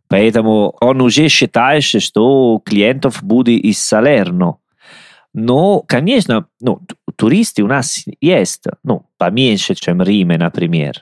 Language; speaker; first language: Russian; non-native, learner; Italian